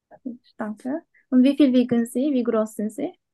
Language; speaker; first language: German; non-native, learner; Turkish